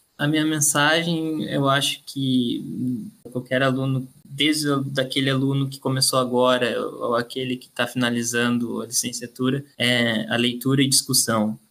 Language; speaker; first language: Portuguese; native; Portuguese